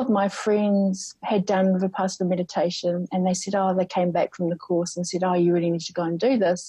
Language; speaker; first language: English; native; English